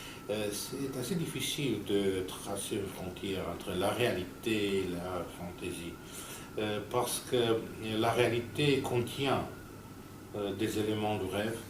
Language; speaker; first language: French; non-native, fluent; Romanian